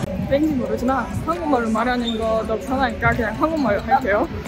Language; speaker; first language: Korean; non-native, learner; Estonian